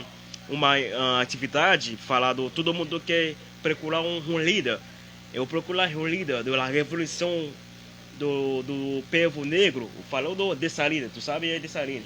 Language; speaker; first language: Portuguese; non-native, learner; Haitian Creole